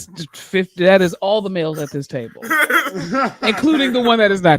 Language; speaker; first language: English; native; English